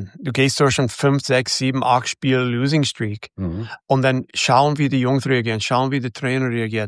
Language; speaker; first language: German; non-native, fluent; English